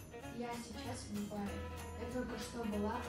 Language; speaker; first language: Russian; non-native, local second language; Tajik